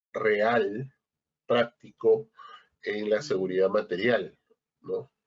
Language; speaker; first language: Spanish; native; Spanish